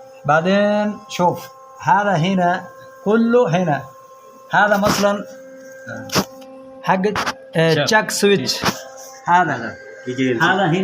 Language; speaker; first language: Arabic; non-native, learner; Punjabi